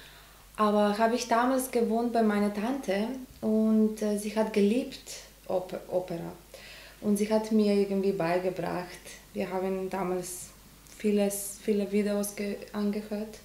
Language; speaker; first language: German; non-native, learner; Macedonian